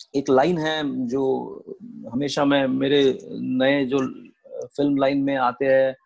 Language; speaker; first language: Hindi; non-native, local second language; Marathi